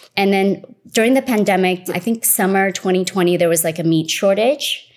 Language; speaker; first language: English; early bilingual, other home language; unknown